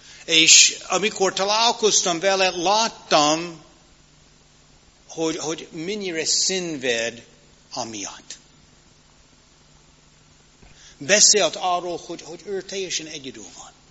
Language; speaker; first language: Hungarian; non-native, learner; English